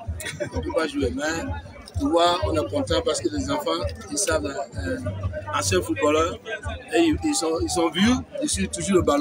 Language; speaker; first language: French; non-native, fluent; English